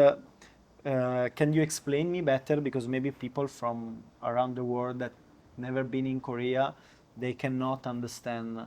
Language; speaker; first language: English; non-native, learner; Italian